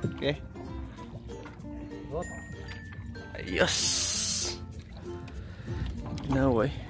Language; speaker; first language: Filipino; non-native, local second language; Cebuano